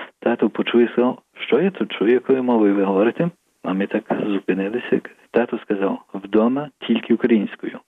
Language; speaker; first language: Ukrainian; early bilingual, heritage; Ukrainian